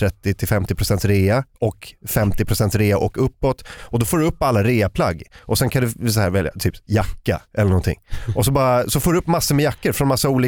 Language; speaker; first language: Swedish; native; Swedish